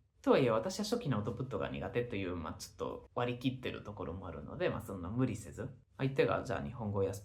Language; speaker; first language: Japanese; non-native, fluent; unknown